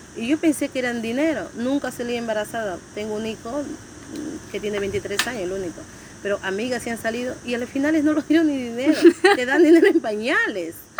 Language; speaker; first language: Spanish; native; Spanish